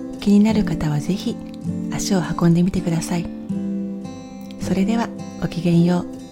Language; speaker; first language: Japanese; native; Japanese